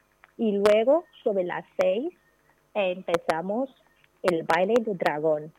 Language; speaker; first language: Spanish; non-native, learner; Chinese